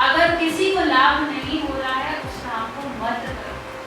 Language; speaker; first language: Hindi; native; Hindi